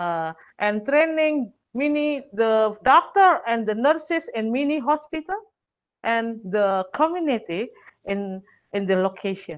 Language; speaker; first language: English; non-native, learner; Indonesian